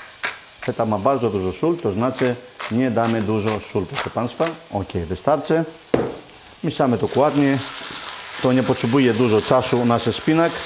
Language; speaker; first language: Polish; non-native, learner; Greek